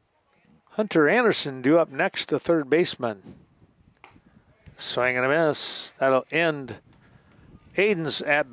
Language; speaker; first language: English; native; English